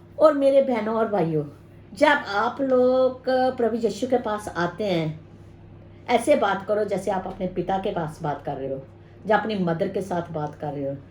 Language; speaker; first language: Hindi; non-native, local second language; Punjabi